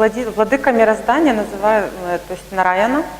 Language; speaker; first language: Russian; native; Russian